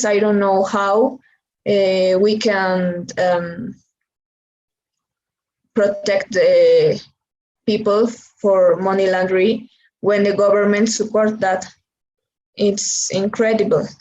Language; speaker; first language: English; non-native, learner; Spanish